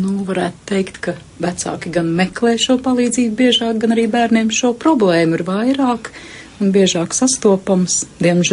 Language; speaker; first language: Latvian; native; Latvian